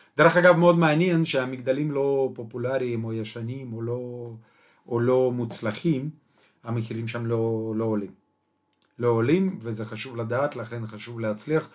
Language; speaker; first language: Hebrew; non-native, fluent; Russian